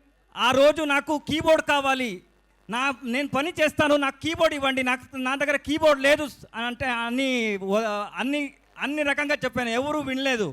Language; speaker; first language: Telugu; non-native, learner; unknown